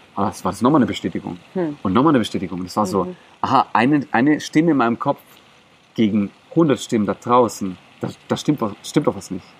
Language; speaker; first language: German; non-native, local second language; Greek